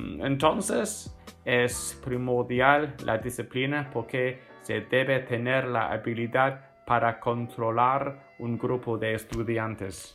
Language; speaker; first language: Spanish; non-native, fluent; English